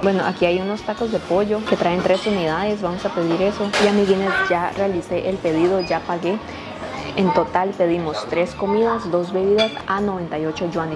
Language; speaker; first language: Spanish; native; Spanish